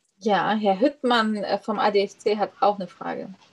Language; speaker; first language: German; native; German